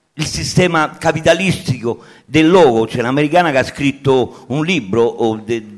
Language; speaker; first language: Italian; native; Italian